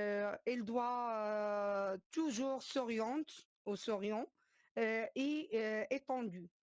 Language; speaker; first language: French; non-native, learner; Arabic